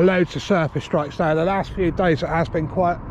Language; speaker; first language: English; native; English